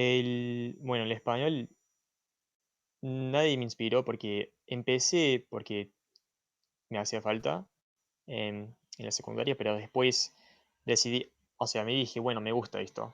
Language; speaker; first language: Spanish; non-native, fluent; English